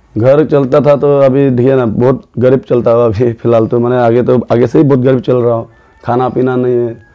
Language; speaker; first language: Hindi; non-native, local second language; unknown